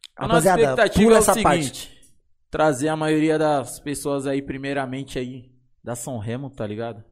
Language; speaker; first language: Portuguese; native; Portuguese